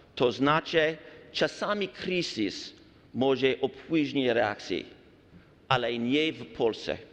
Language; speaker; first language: Polish; non-native, learner; English